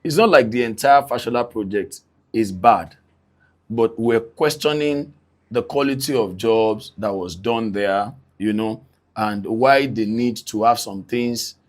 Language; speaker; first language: English; non-native, local second language; Yoruba